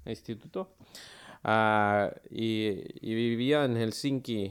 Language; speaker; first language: Spanish; early bilingual, other home language; Finnish